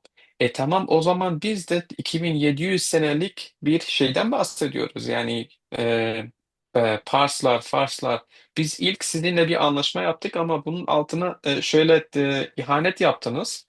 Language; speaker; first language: Turkish; non-native, fluent; Kurdish